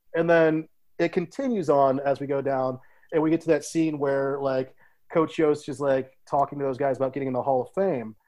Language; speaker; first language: English; native; English